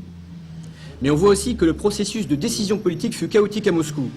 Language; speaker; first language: French; native; French